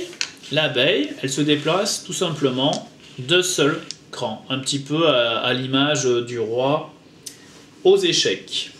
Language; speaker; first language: French; native; French